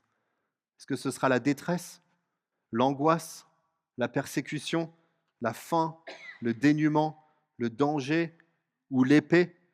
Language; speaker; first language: French; native; French